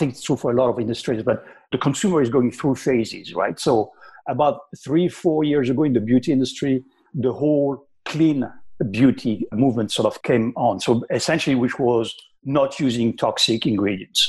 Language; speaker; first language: English; non-native, fluent; French